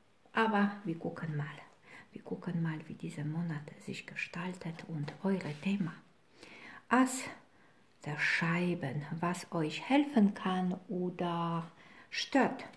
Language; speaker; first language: German; non-native, fluent; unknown